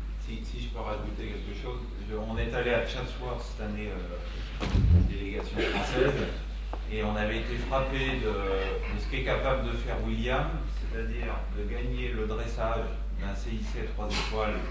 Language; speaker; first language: French; native; French